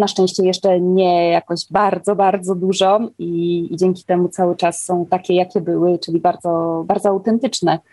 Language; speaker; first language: Polish; native; Polish